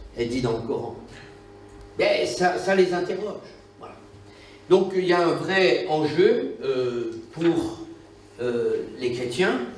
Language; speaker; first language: French; native; French